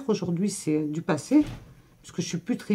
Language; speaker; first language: French; native; French